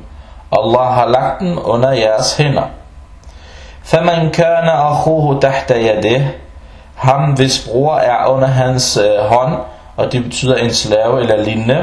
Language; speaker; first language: Danish; early bilingual, other home language; Arabic